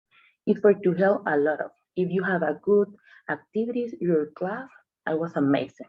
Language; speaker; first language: English; non-native, learner; Spanish